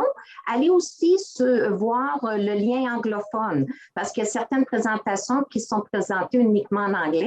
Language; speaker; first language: French; native; French